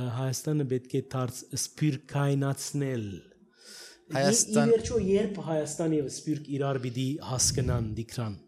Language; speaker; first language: Armenian; early bilingual, heritage; Armenian